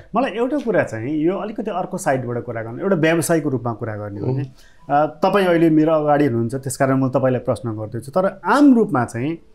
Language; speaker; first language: Nepali; native; Nepali